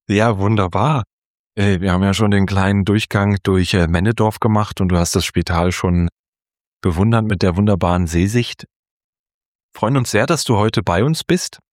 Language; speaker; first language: German; native; German